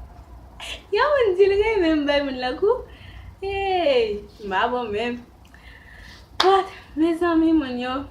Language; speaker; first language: French; non-native, learner; Haitian Creole